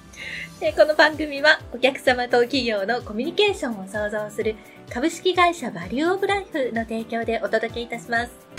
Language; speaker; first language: Japanese; native; Japanese